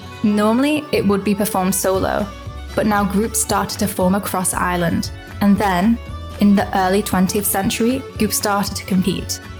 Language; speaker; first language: English; native; English